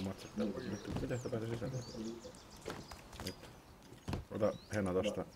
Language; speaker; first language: Finnish; native; Finnish